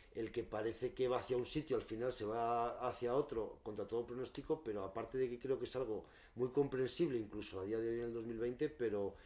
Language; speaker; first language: Spanish; native; Spanish